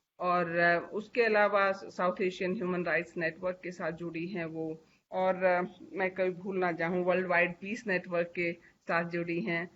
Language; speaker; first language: Hindi; native; Hindi